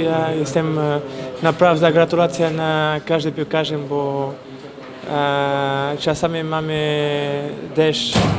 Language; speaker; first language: Polish; non-native, fluent; Portuguese